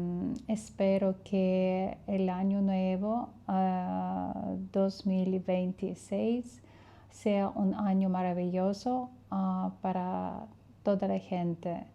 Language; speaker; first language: Spanish; non-native, learner; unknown